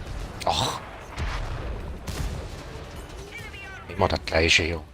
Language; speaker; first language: German; native; German